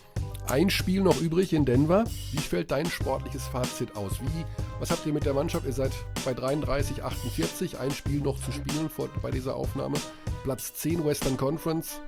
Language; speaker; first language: German; native; German